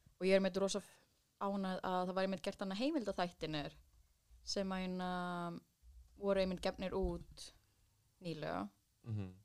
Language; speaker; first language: Icelandic; native; Icelandic